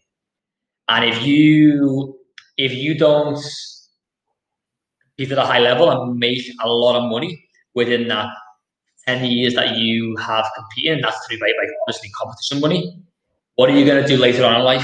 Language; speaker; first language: English; native; English